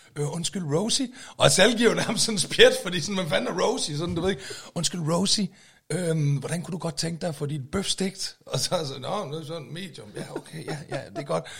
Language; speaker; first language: Danish; native; Danish